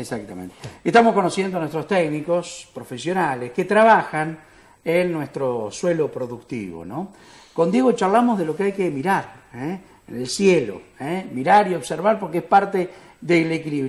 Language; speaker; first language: Spanish; native; Spanish